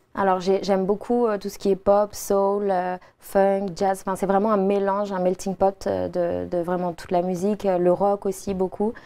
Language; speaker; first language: French; native; French